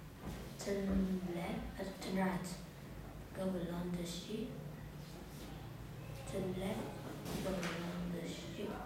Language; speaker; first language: English; non-native, learner; Vietnamese